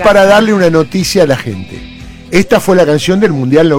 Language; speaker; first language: Spanish; native; Spanish